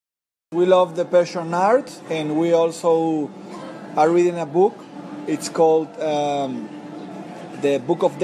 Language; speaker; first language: English; non-native, fluent; Spanish